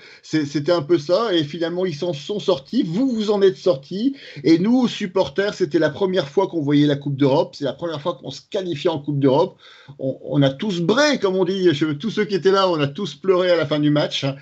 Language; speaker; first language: French; native; French